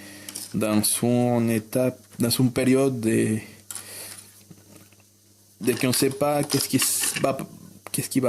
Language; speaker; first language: French; non-native, fluent; Spanish